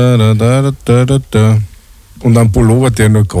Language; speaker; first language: German; native; German